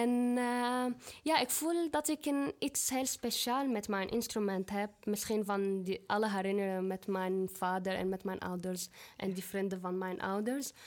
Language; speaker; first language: Dutch; non-native, learner; Arabic